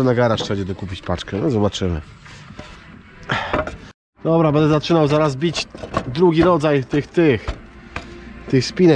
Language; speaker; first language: Polish; native; Polish